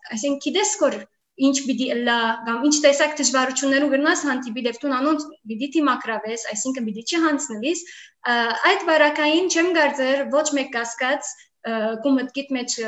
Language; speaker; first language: Armenian; early bilingual, heritage; Armenian